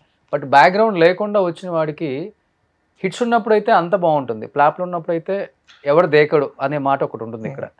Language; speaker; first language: Telugu; native; Telugu